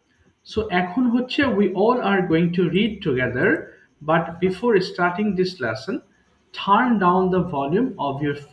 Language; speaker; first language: English; non-native, fluent; Bangla